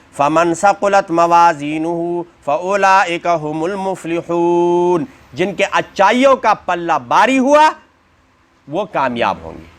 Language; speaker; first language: Urdu; non-native, local second language; Pashto